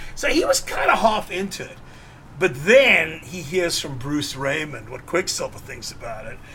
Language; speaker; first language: English; native; English